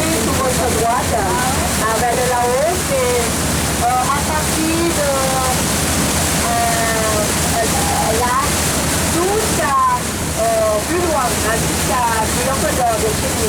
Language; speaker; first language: French; non-native, learner; Thai